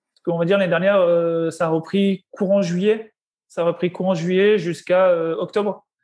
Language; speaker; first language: French; native; French